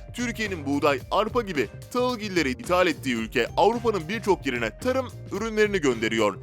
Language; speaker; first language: Turkish; native; Turkish